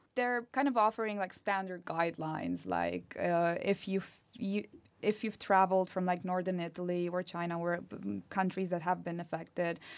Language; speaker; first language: English; non-native, fluent; Romanian